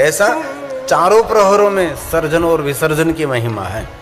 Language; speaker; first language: Hindi; non-native, local second language; Gujarati